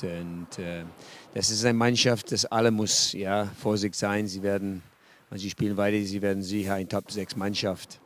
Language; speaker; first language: German; non-native, fluent; English